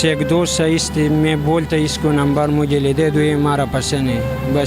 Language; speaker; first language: Hindi; non-native, local second language; Pashto